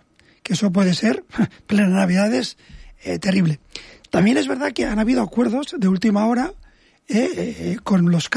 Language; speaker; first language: Spanish; native; Spanish